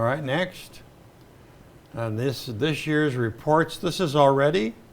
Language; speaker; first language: English; native; English